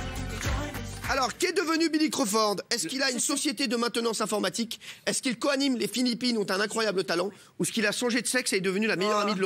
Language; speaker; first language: French; native; French